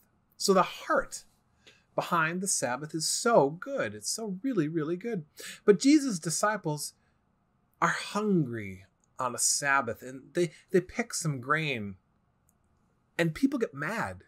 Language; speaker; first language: English; native; English